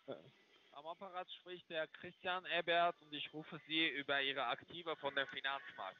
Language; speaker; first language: German; non-native, fluent; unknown